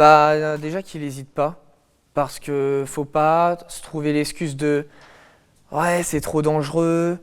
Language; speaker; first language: French; native; French